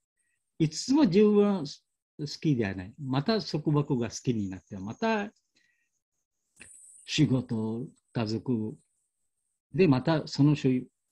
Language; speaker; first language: Japanese; non-native, learner; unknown